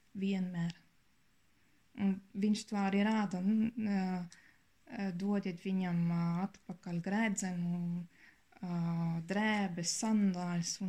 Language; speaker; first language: Latvian; non-native, learner; German